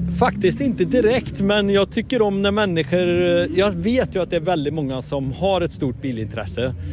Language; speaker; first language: Swedish; native; Swedish